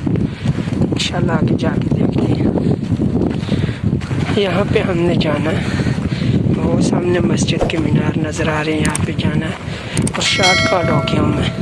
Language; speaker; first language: Hindi; non-native, local second language; Punjabi